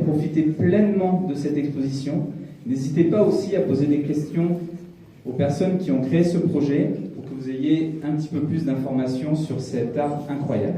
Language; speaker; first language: French; native; French